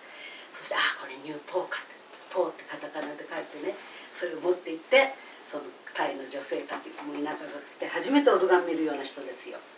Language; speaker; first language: Japanese; native; Japanese